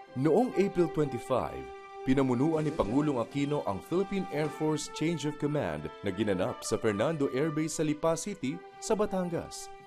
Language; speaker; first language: Filipino; native; Filipino